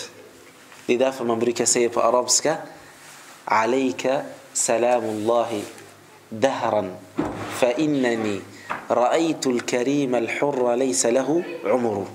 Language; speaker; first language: Swedish; non-native, fluent; Arabic